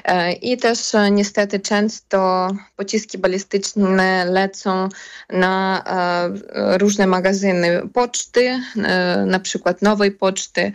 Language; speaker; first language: Polish; non-native, fluent; Ukrainian